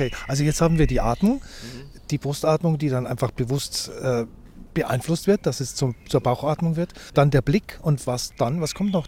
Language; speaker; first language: German; native; German